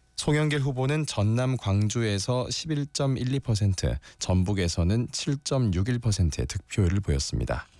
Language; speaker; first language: Korean; native; Korean